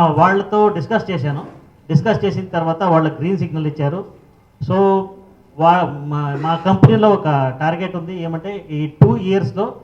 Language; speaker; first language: Telugu; non-native, learner; Kannada